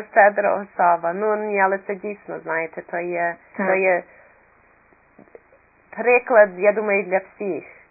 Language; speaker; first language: Ukrainian; early bilingual, heritage; Ukrainian